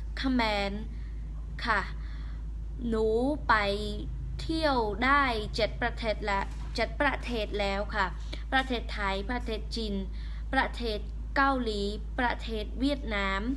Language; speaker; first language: Thai; non-native, learner; Khmer